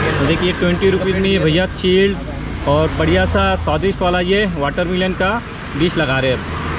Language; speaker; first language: Hindi; non-native, local second language; Marathi